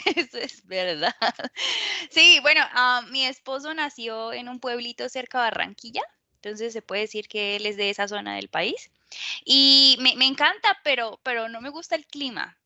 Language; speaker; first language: Spanish; native; Spanish